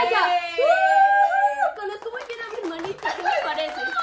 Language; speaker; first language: Spanish; native; Spanish